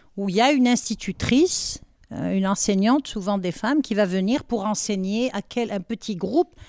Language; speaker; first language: French; non-native, local second language; Arabic